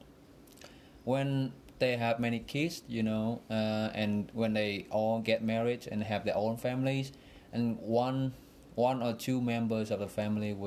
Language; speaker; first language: English; non-native, fluent; Vietnamese